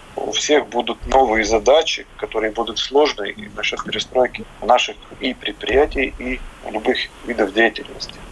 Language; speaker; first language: Russian; non-native, local second language; Latvian